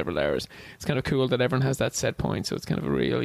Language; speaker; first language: English; native; English